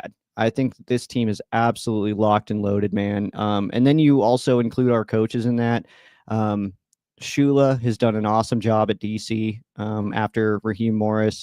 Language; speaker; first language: English; native; English